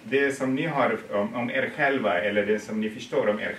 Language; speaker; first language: Swedish; non-native, fluent; Tigrinya